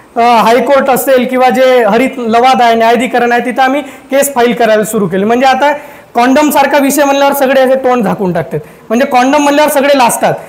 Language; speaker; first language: Marathi; native; Marathi